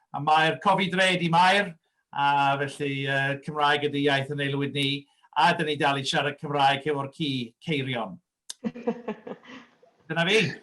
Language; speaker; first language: Welsh; early bilingual, heritage; Welsh